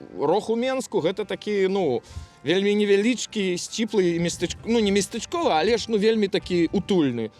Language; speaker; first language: Belarusian; non-native, local second language; Russian